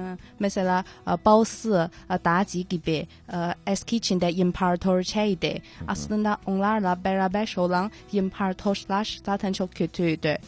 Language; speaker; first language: Turkish; non-native, learner; Chinese